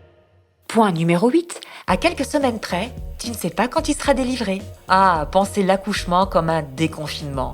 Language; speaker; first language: French; native; French